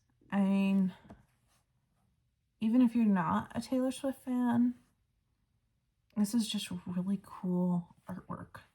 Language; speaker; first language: English; native; English